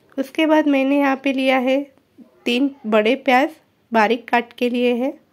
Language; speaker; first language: Hindi; non-native, local second language; Marathi